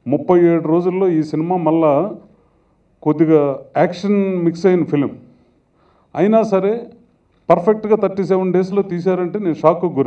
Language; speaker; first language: Telugu; native; Telugu